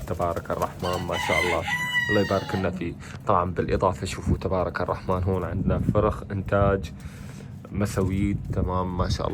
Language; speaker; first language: Arabic; native; Arabic